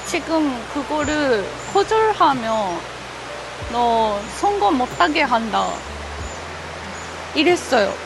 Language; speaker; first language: Korean; non-native, fluent; Japanese